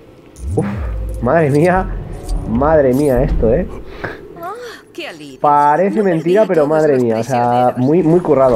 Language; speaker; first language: Spanish; native; Spanish